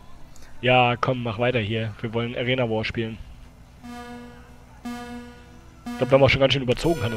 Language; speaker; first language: German; native; German